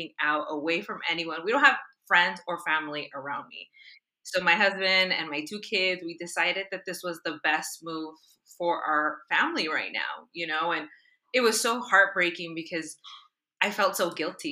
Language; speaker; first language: English; native; English